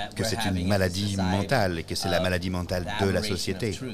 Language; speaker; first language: French; non-native, fluent; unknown